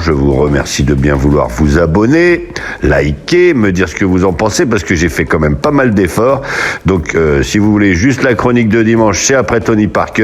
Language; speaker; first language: French; native; French